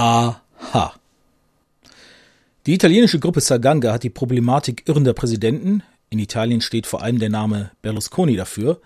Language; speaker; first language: German; native; German